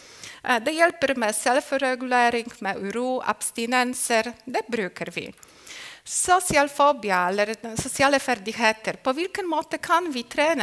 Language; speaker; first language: Norwegian; non-native, fluent; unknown